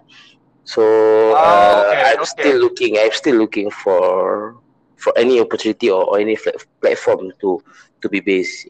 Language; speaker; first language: English; non-native, local second language; Malay